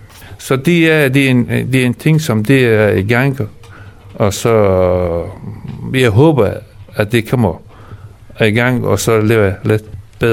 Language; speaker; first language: Danish; non-native, fluent; Persian